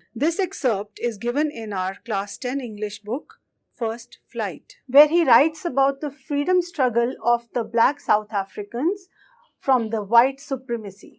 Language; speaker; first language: English; non-native, local second language; Hindi